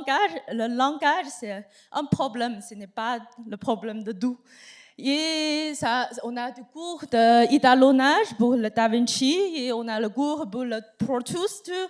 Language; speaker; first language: French; non-native, learner; Chinese